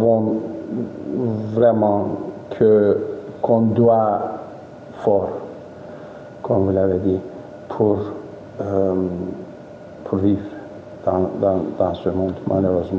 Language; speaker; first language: French; non-native, fluent; Turkish